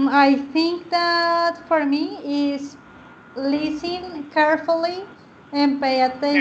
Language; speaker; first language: English; non-native, learner; Spanish